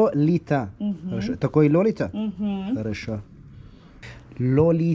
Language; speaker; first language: Russian; non-native, learner; Arabic